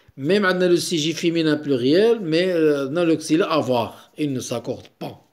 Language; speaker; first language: French; non-native, local second language; Arabic